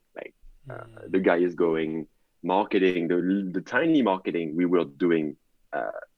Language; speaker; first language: English; non-native, fluent; French